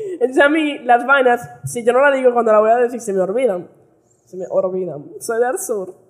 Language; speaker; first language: Spanish; early bilingual, heritage; Spanish